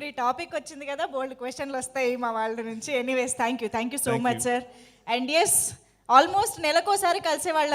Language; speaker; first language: Telugu; native; Telugu